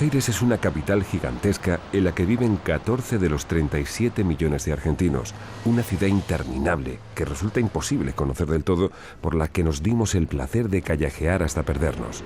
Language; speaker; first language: Spanish; native; Spanish